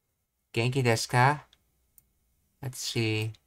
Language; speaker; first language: Japanese; non-native, learner; English